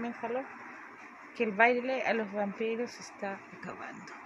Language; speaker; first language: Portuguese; non-native, learner; Spanish